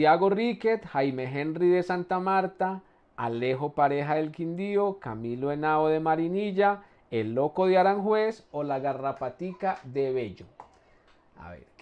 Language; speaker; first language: Spanish; native; Spanish